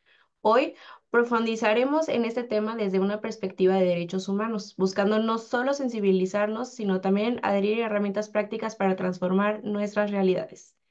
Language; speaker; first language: Spanish; native; Spanish